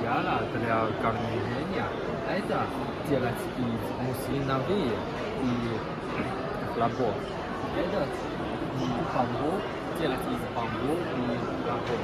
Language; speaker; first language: Russian; non-native, learner; Chinese